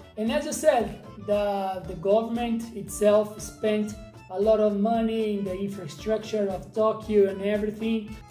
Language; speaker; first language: English; non-native, fluent; Portuguese